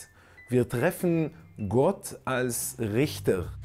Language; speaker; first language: German; non-native, fluent; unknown